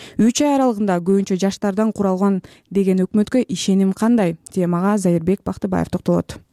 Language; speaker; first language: Kyrgyz; native; Kyrgyz